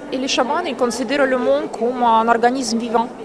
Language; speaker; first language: French; non-native, learner; Russian